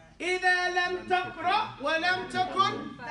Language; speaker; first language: Arabic; non-native, fluent; English